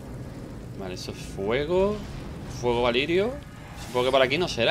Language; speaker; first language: Spanish; native; Spanish